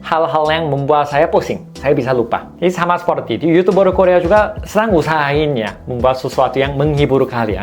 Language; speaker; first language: Indonesian; non-native, fluent; Korean